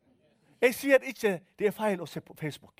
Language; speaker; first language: Norwegian; non-native, fluent; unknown